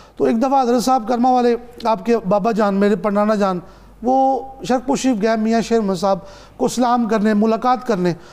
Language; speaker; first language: Urdu; non-native, local second language; Punjabi